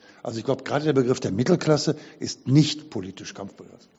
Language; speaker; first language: German; native; German